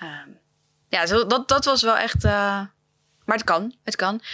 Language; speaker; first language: Dutch; native; Dutch